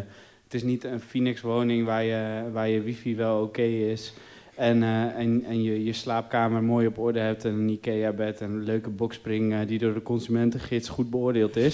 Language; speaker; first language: Dutch; native; Dutch